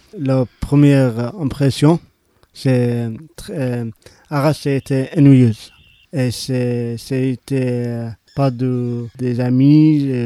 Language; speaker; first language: French; non-native, learner; Arabic